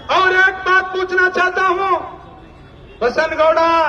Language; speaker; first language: Hindi; non-native, local second language; Kannada